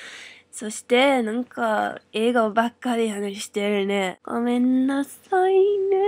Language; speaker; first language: Japanese; non-native, learner; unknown